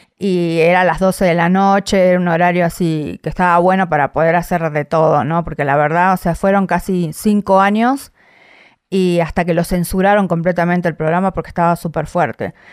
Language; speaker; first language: Spanish; native; Spanish